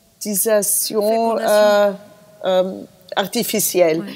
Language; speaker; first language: French; non-native, fluent; German